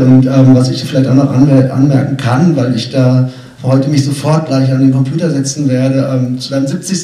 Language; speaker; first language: German; native; German